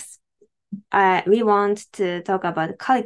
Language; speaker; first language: English; non-native, learner; Japanese